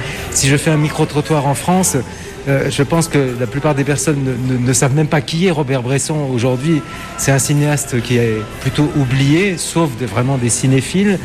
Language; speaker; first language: French; native; French